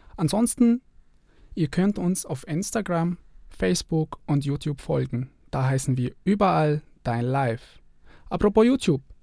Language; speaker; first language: German; non-native, fluent; Arabic